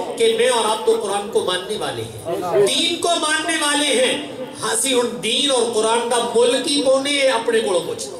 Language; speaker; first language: Urdu; non-native, local second language; Punjabi